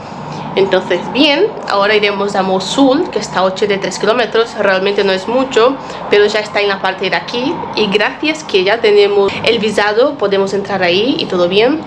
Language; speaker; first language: Spanish; non-native, fluent; Portuguese